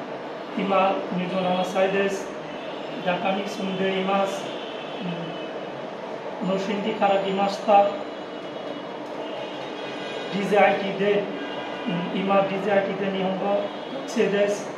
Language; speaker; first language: Japanese; non-native, learner; Bangla